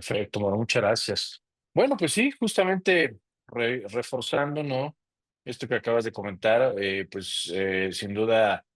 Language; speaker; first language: Spanish; native; Spanish